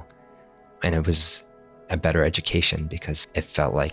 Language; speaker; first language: English; non-native, fluent; Arabic